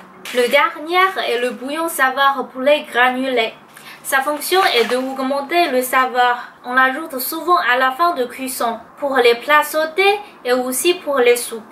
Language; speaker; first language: French; non-native, fluent; Chinese